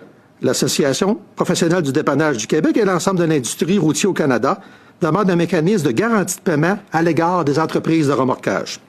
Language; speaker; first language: French; native; French